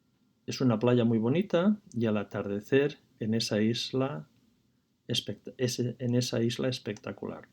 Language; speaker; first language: Spanish; non-native, fluent; English